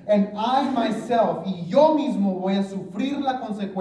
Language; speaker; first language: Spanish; early bilingual, heritage; English